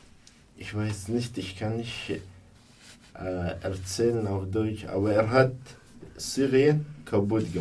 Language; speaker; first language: German; non-native, learner; Arabic